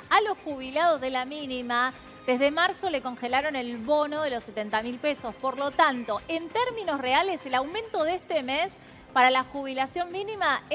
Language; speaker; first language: Spanish; native; Spanish